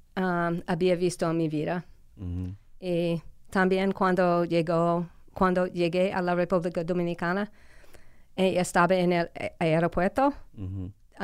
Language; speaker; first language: Spanish; non-native, fluent; English